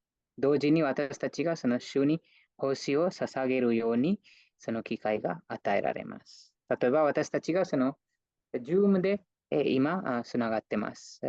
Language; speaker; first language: Japanese; non-native, fluent; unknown